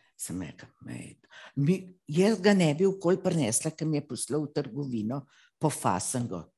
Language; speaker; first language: Slovenian; native; Slovenian